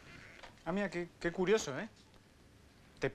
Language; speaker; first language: Spanish; native; Spanish